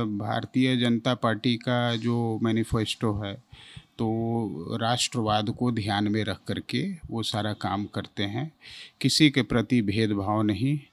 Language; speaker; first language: Hindi; native; Hindi